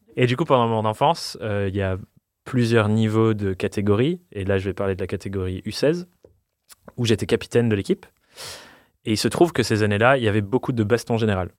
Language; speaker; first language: French; non-native, fluent; English